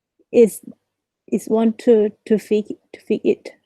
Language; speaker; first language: English; non-native, learner; Thai